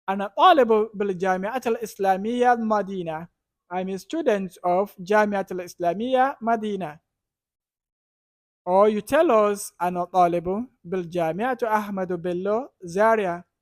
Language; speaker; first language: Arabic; non-native, fluent; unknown